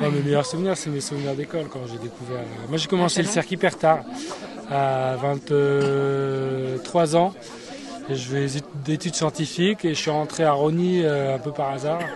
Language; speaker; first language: French; native; French